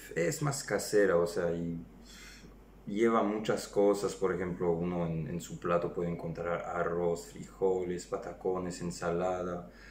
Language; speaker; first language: Spanish; non-native, fluent; French